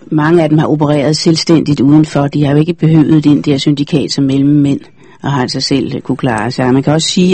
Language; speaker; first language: Danish; native; Danish